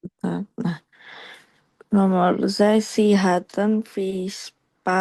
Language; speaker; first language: German; non-native, learner; Indonesian